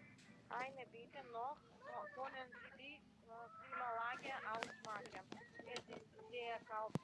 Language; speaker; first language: German; non-native, learner; Macedonian